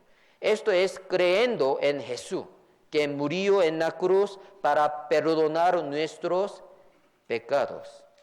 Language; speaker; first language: Spanish; non-native, fluent; Korean